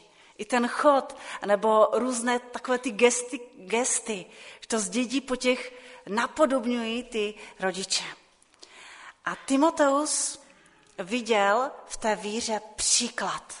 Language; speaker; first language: Czech; non-native, local second language; Polish